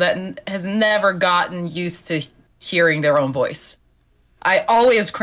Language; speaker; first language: English; non-native, fluent; Slovenian